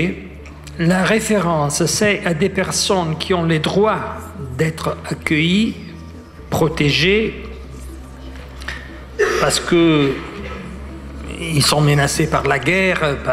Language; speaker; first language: French; non-native, fluent; Italian